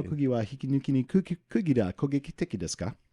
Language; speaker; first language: Japanese; non-native, learner; English